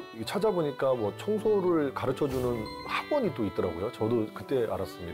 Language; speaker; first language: Korean; native; Korean